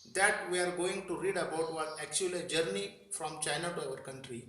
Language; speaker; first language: English; non-native, local second language; Marathi